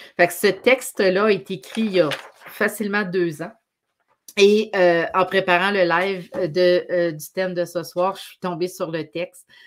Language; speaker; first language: French; native; French